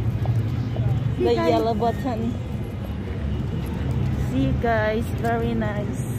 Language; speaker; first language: English; non-native, local second language; Filipino